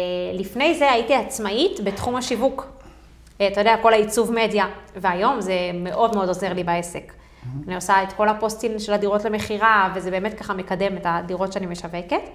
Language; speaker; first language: Hebrew; native; Hebrew